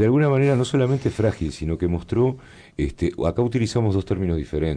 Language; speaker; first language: Spanish; native; Spanish